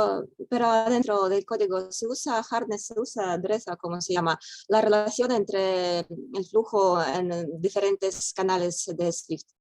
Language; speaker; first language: Spanish; non-native, fluent; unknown